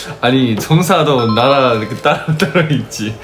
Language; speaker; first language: Korean; non-native, fluent; Chinese